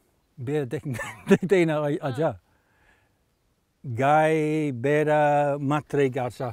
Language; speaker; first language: Nepali; non-native, learner; English